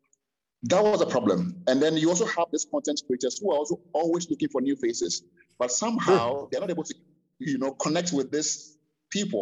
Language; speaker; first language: English; non-native, local second language; Akan